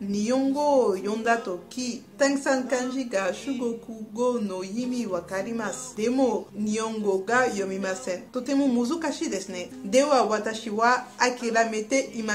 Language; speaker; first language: Japanese; non-native, learner; Lingala